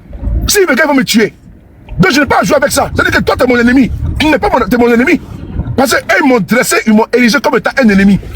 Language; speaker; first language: French; native; French